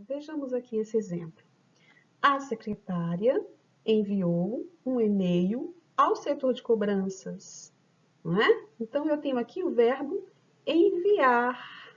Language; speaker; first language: Portuguese; native; Portuguese